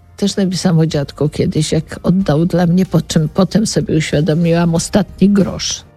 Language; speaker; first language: Polish; native; Polish